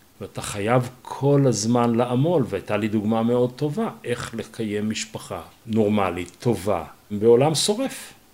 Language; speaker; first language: Hebrew; native; Hebrew